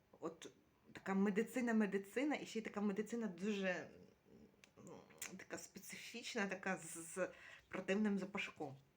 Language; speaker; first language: Ukrainian; native; Ukrainian